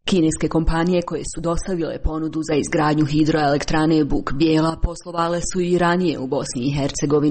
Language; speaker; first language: Croatian; native; Croatian